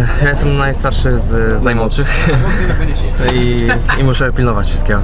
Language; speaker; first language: Polish; native; Polish